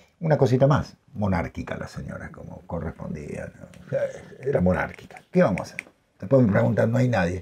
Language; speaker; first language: Spanish; native; Spanish